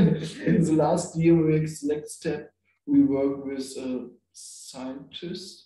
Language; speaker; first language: English; non-native, learner; German